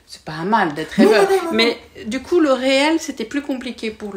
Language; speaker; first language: French; native; French